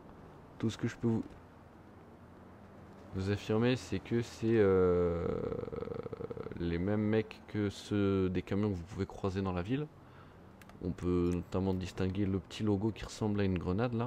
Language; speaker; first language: French; native; French